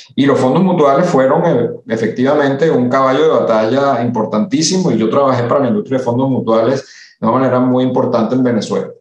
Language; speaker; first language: Spanish; early bilingual, other home language; Italian